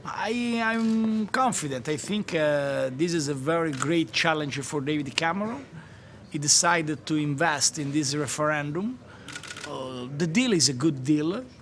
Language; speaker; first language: English; non-native, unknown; Italian